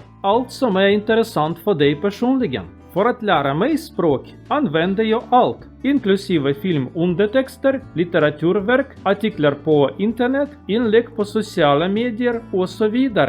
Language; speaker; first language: Swedish; non-native, learner; Russian